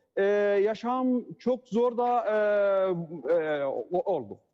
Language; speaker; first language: Turkish; non-native, learner; Arabic